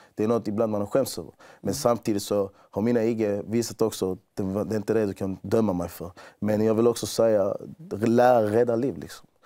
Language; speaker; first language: Swedish; early bilingual, other home language; Persian